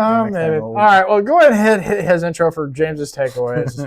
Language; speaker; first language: English; native; English